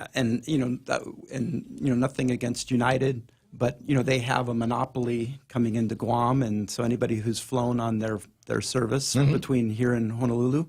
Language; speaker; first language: English; native; English